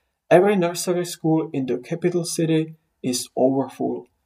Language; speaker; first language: English; non-native, fluent; Czech